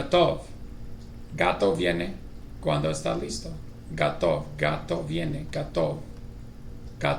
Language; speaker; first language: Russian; non-native, learner; English